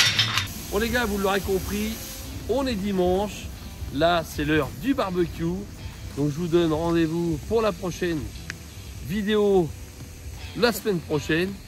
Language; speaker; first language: French; native; French